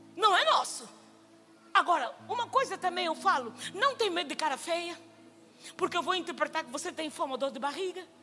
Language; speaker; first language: Portuguese; native; Portuguese